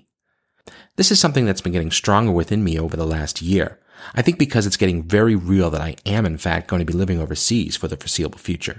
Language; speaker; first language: English; native; English